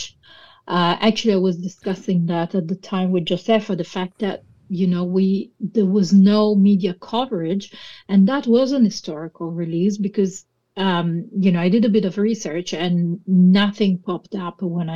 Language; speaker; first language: English; non-native, fluent; Italian